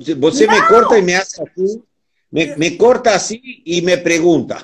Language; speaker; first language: Portuguese; non-native, learner; Spanish